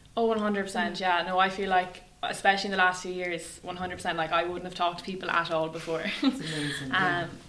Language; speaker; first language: English; native; English